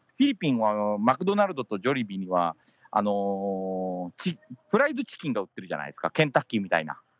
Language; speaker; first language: Japanese; early bilingual, heritage; Japanese